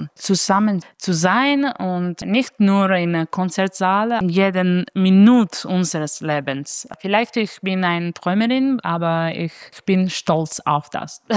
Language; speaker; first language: German; non-native, fluent; Italian